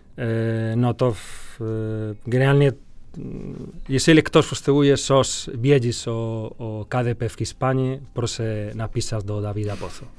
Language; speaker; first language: Polish; non-native, fluent; Spanish